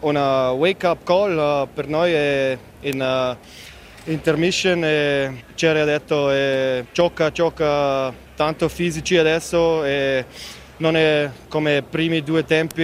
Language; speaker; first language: Italian; non-native, learner; German